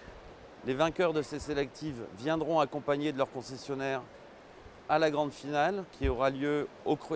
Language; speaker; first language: French; native; French